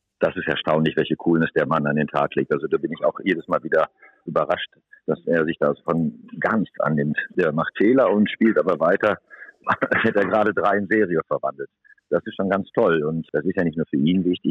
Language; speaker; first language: German; native; German